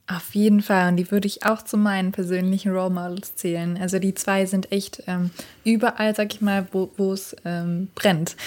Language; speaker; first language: German; early bilingual, other home language; Kurdish